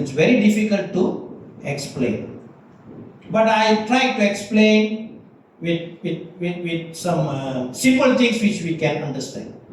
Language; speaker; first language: English; non-native, local second language; Tamil